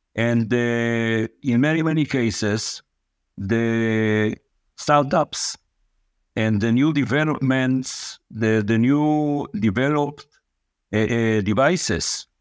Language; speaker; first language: English; non-native, fluent; Hebrew